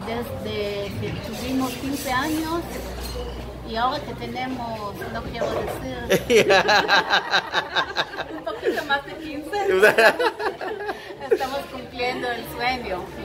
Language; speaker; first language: Spanish; non-native, fluent; Hebrew